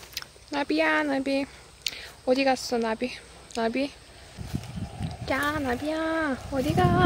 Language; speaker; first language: Korean; non-native, learner; Azerbaijani